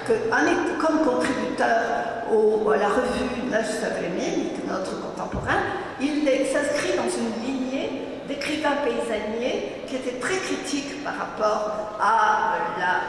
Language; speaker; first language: French; native; French